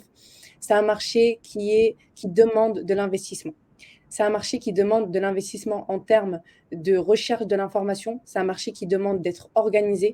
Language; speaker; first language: French; native; French